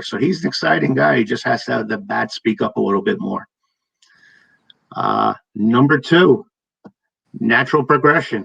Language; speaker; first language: English; native; English